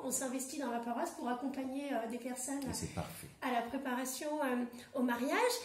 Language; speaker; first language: French; native; French